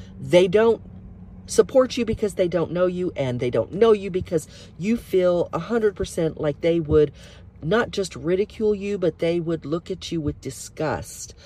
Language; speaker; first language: English; native; English